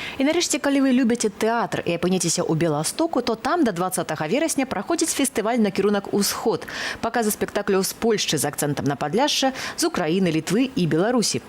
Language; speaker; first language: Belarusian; native; Belarusian